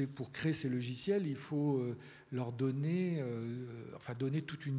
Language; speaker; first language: French; early bilingual, heritage; Spanish